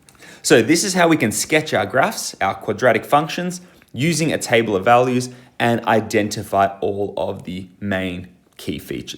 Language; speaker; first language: English; native; English